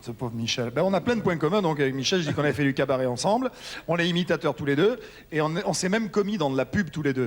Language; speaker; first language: French; native; French